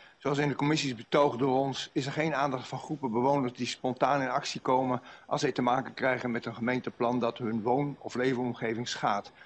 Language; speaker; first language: Dutch; native; Dutch